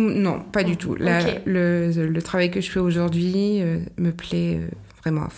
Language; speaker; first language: French; native; French